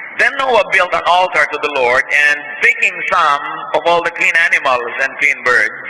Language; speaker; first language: English; non-native, local second language; Filipino